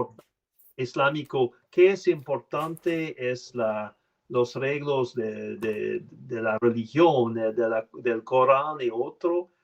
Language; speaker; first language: Spanish; non-native, learner; French